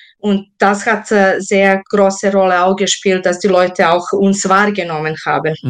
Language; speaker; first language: German; non-native, fluent; Serbian